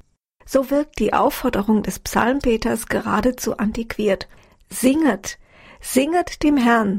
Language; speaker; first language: German; native; German